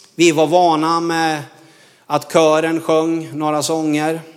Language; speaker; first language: Swedish; native; Swedish